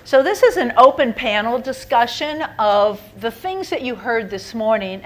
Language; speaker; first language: English; native; English